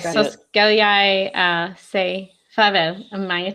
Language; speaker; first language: Danish; non-native, learner; English